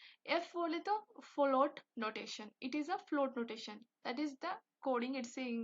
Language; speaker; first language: English; non-native, local second language; Hindi